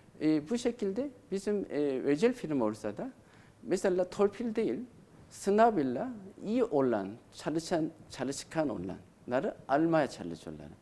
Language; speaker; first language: Turkish; non-native, learner; Korean